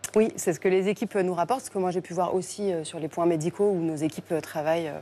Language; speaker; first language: French; native; French